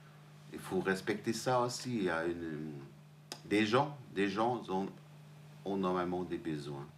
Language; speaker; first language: French; non-native, fluent; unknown